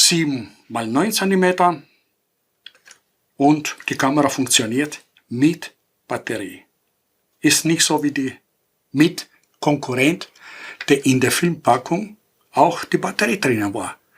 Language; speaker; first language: German; non-native, fluent; Greek